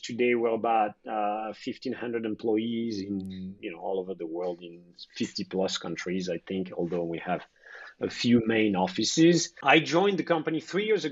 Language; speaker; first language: English; non-native, fluent; French